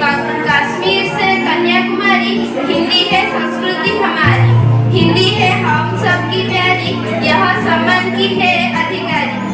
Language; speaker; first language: Hindi; non-native, local second language; Odia